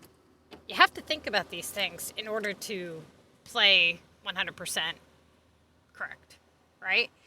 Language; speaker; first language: English; native; English